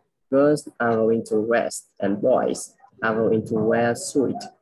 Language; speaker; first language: English; non-native, learner; Vietnamese